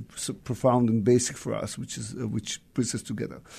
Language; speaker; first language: English; non-native, fluent; Russian